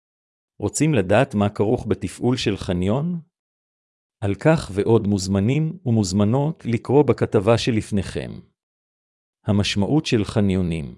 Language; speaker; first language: Hebrew; native; Hebrew